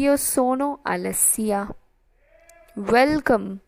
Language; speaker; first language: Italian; non-native, fluent; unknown